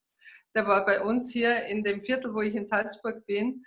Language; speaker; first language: German; native; German